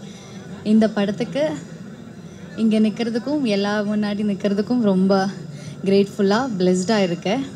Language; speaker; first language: Tamil; non-native, learner; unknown